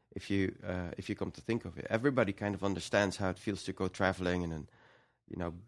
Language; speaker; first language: English; non-native, fluent; Dutch